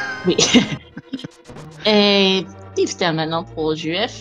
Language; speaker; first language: French; non-native, fluent; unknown